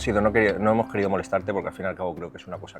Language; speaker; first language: Spanish; native; Spanish